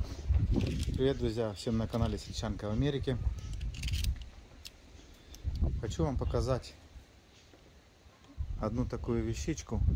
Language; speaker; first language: Russian; native; Russian